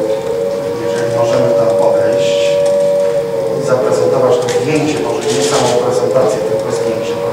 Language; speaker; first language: Polish; native; Polish